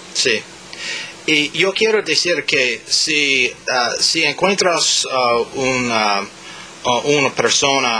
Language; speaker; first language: Spanish; non-native, learner; English